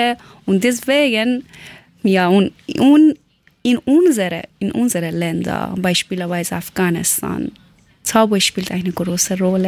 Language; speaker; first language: German; non-native, learner; Persian